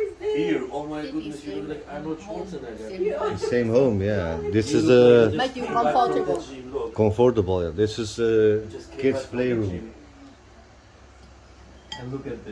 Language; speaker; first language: English; non-native, learner; Turkish